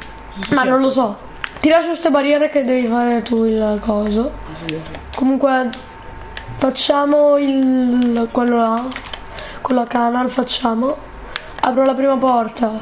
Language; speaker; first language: Italian; native; Italian